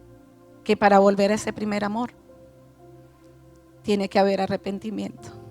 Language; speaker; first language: Spanish; native; Spanish